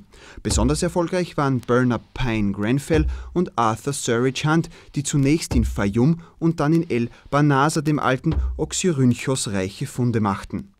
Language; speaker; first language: German; native; German